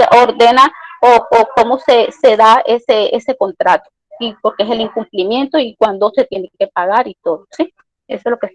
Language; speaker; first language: Spanish; native; Spanish